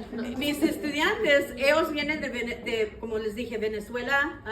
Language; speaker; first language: Spanish; non-native, learner; English